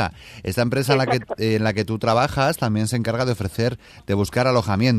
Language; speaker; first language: Spanish; native; Spanish